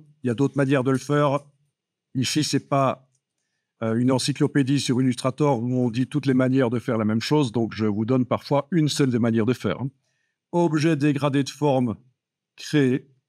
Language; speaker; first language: French; native; French